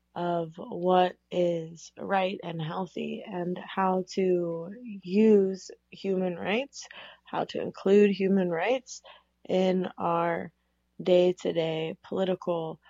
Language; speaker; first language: English; native; English